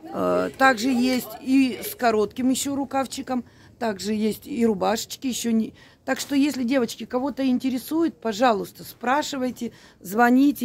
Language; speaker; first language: Russian; native; Russian